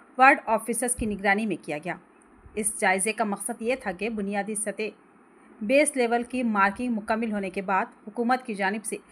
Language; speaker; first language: Urdu; native; Urdu